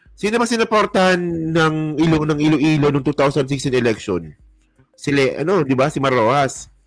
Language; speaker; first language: Filipino; non-native, local second language; Hiligaynon